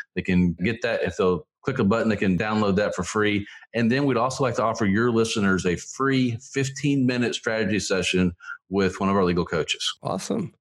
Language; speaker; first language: English; native; English